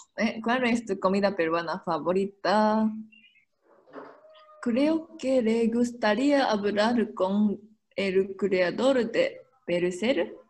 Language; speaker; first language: Spanish; non-native, learner; Japanese